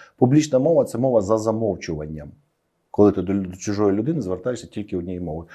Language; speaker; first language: Ukrainian; native; Ukrainian